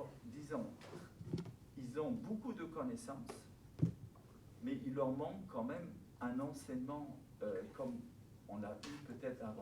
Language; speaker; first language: French; non-native, fluent; German